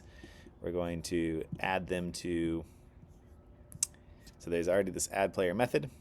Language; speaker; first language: English; native; English